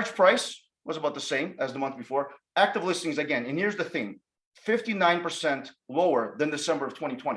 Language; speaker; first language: English; native; English